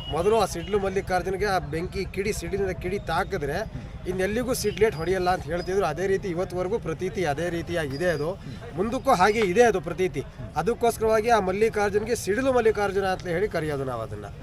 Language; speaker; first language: Kannada; native; Kannada